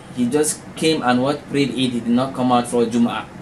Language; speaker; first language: English; non-native, local second language; Hausa